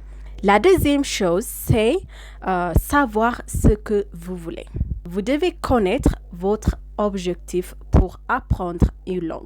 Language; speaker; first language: French; non-native, fluent; Amharic